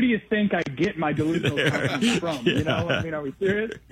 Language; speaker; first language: English; native; English